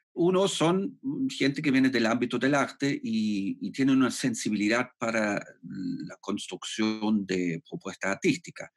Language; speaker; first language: Spanish; non-native, fluent; German